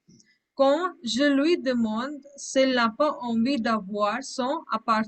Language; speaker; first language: French; non-native, learner; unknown